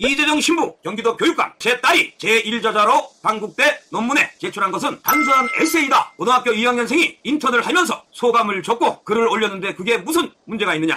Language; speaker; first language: Korean; native; Korean